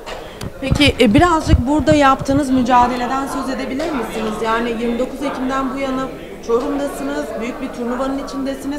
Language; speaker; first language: Turkish; native; Turkish